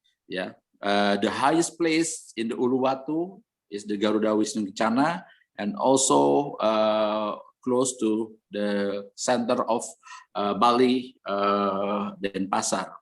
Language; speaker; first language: English; non-native, learner; Indonesian